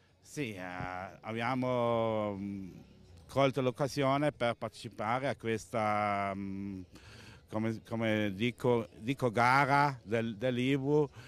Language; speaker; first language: Italian; non-native, local second language; German